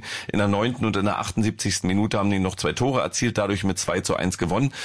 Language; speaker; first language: German; native; German